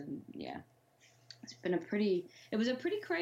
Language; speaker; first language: English; native; English